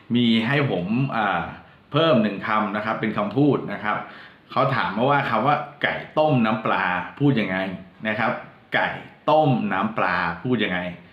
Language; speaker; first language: Thai; non-native, local second language; Northern Khmer